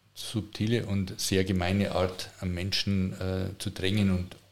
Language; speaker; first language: German; native; German